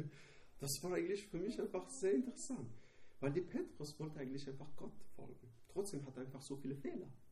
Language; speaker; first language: German; non-native, learner; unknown